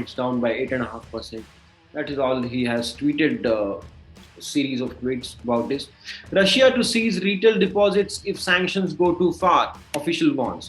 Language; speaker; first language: English; non-native, local second language; Marathi